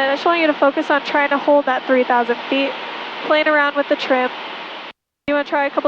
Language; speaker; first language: English; native; English